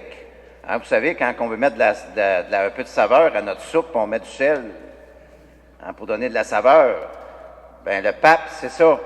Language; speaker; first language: French; native; French